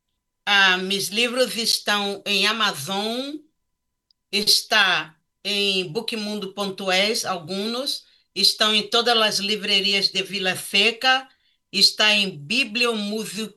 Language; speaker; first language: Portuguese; non-native, learner; Spanish